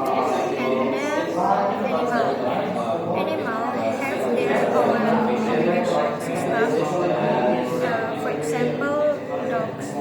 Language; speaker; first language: English; non-native, learner; Indonesian